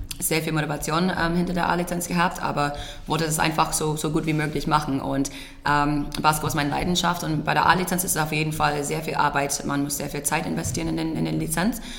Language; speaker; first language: German; non-native, fluent; English